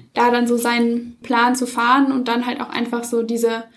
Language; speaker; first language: German; native; German